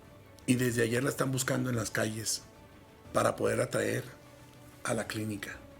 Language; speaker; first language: Spanish; native; Spanish